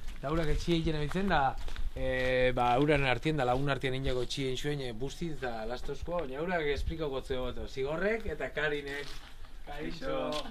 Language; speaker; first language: Basque; native; Basque